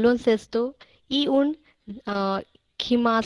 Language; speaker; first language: Spanish; non-native, learner; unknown